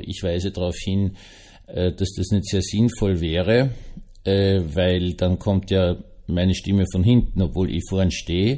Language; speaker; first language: German; native; German